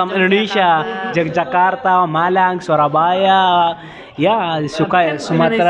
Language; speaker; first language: Indonesian; non-native, learner; Arabic